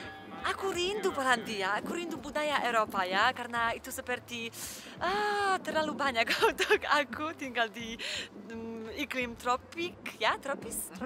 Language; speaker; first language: Indonesian; non-native, learner; Polish